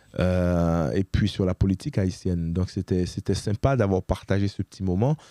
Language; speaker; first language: French; early bilingual, other home language; Haitian Creole